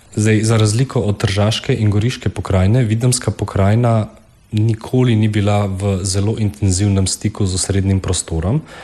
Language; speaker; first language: Slovenian; native; Slovenian